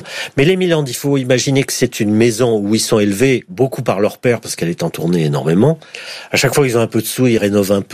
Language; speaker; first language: French; native; French